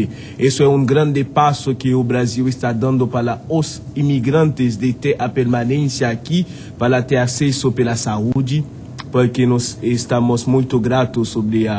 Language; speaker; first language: Portuguese; non-native, fluent; Haitian Creole